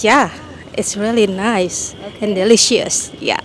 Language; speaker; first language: English; non-native, learner; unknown